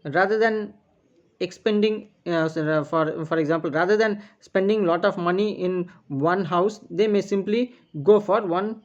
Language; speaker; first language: English; non-native, local second language; Tamil